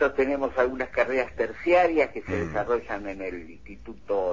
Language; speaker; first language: Spanish; native; Spanish